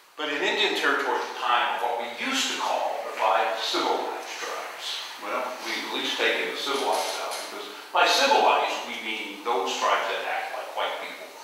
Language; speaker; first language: English; native; English